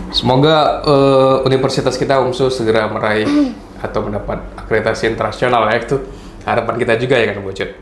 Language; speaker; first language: Indonesian; native; Indonesian